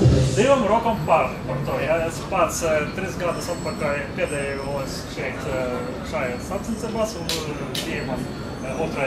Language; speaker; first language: Latvian; non-native, local second language; Russian